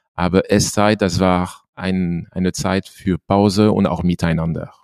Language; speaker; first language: German; non-native, fluent; French